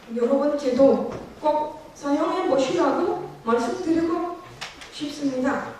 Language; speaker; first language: Korean; non-native, learner; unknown